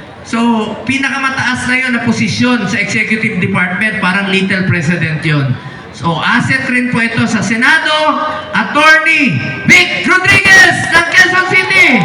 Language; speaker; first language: Filipino; non-native, local second language; Cebuano